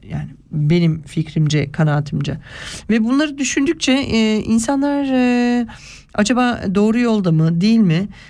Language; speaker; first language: Turkish; early bilingual, heritage; Turkish